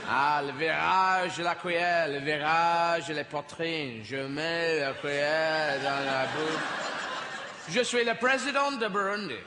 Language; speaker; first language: French; non-native, learner; English